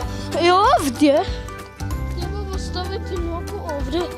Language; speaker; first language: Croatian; early bilingual, heritage; Croatian